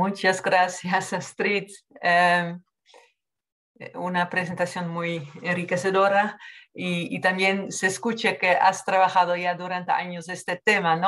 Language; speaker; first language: Spanish; non-native, fluent; Dutch